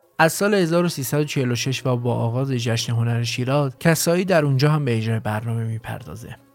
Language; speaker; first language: Persian; native; Persian